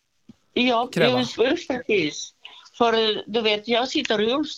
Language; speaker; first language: Swedish; non-native, fluent; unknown